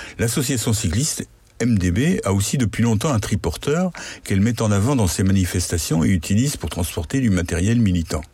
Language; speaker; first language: French; native; French